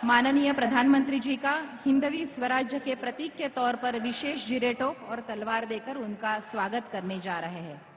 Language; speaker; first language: Hindi; non-native, local second language; Marathi